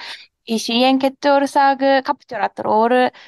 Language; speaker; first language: Hungarian; non-native, learner; Japanese